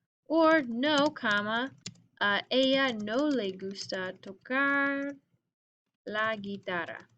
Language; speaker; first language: Spanish; non-native, fluent; English